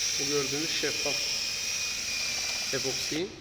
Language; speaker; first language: Turkish; native; Turkish